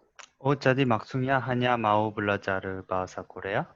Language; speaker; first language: Indonesian; non-native, learner; Korean